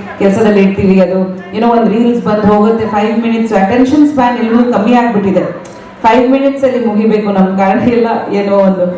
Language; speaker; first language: Kannada; non-native, fluent; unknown